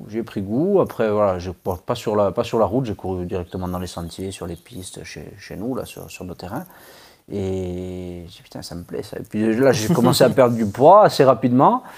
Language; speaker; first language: French; native; French